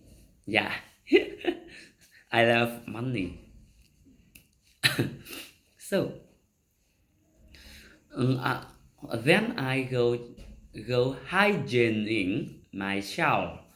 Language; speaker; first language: English; non-native, learner; Vietnamese